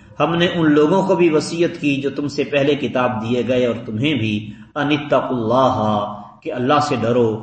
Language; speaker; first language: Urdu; non-native, local second language; Punjabi